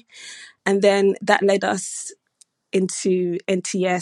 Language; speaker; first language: English; native; English